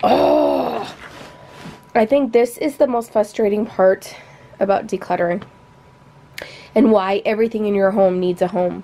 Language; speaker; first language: English; native; English